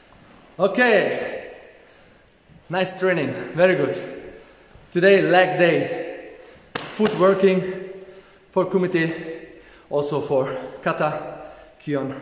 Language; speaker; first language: English; non-native, learner; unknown